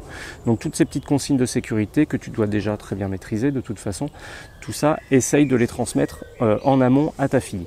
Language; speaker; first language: French; native; French